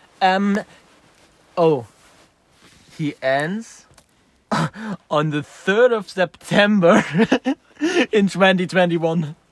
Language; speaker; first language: English; non-native, learner; German